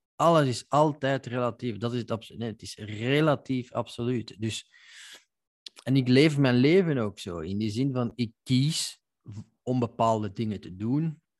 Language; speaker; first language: Dutch; native; Dutch